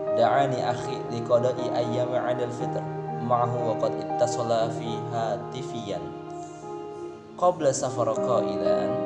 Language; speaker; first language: Arabic; non-native, learner; Indonesian